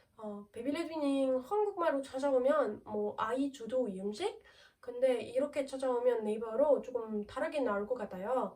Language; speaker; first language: Korean; non-native, learner; French